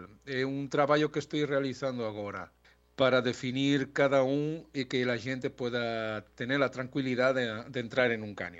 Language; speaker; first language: Portuguese; non-native, learner; Spanish